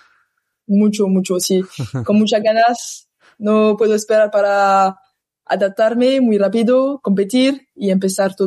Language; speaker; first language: Spanish; non-native, learner; French